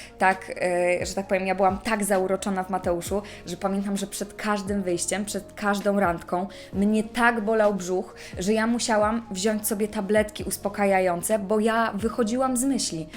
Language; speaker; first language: Polish; native; Polish